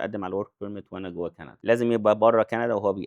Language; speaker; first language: Arabic; native; Arabic